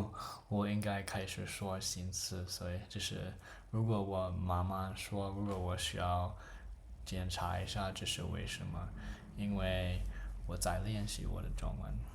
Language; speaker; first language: Chinese; non-native, learner; English